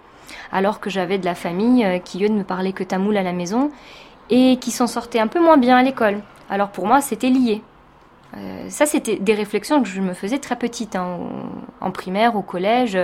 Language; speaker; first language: French; early bilingual, other home language; Tamil